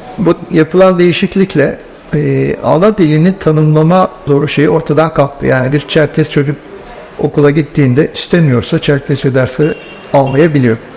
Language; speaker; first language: Turkish; native; Turkish